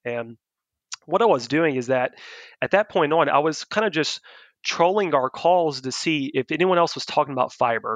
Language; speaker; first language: English; native; English